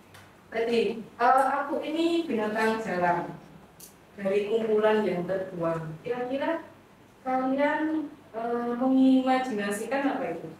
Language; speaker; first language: Indonesian; native; Indonesian